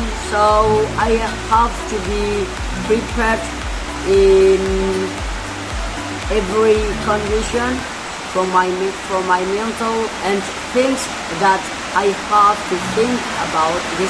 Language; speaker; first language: English; non-native, learner; Indonesian